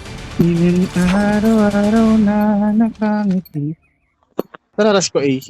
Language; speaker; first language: Filipino; native; Filipino